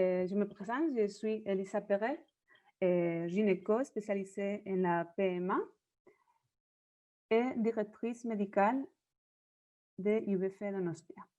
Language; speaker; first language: French; non-native, learner; Spanish